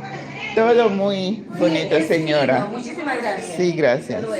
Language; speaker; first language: Spanish; non-native, learner; English